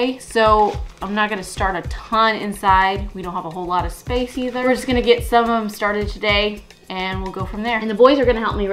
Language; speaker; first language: English; native; English